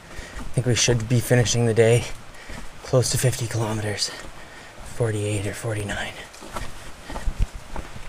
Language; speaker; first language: English; native; English